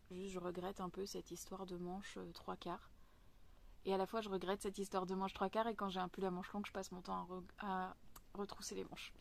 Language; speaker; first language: French; native; French